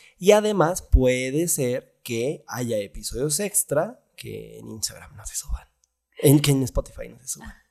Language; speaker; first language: Spanish; native; Spanish